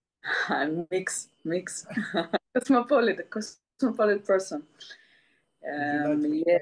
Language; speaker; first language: English; non-native, learner; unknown